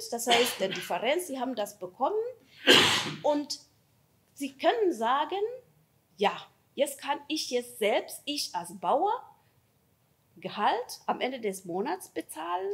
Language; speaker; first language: German; non-native, fluent; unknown